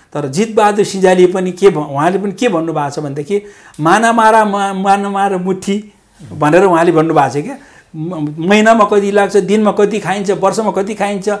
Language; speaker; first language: Nepali; non-native, local second language; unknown